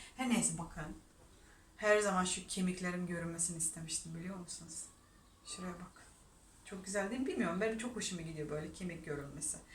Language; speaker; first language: Turkish; non-native, fluent; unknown